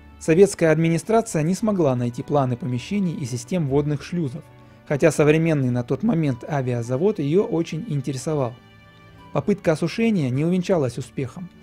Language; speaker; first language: Russian; native; Russian